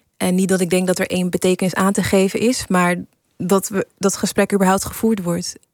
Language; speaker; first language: Dutch; early bilingual, other home language; English